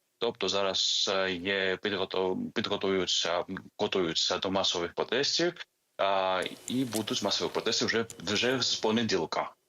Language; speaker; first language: Ukrainian; non-native, fluent; Georgian